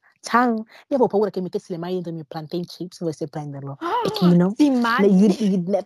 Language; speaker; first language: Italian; early bilingual, other home language; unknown